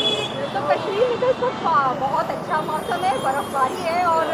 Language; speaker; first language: Hindi; native; Hindi